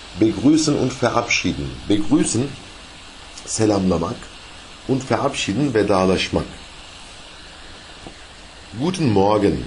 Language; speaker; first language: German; non-native, fluent; Turkish